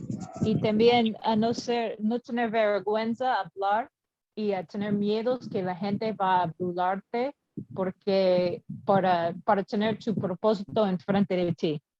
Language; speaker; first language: Spanish; non-native, learner; English